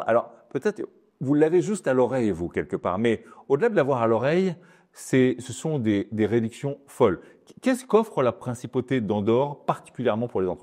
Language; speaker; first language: French; native; French